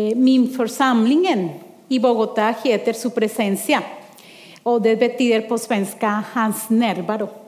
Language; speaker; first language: Swedish; non-native, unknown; Spanish